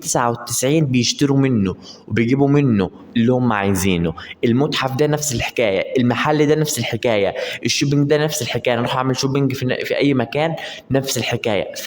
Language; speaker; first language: Arabic; native; Arabic